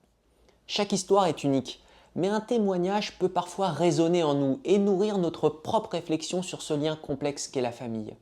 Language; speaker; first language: French; native; French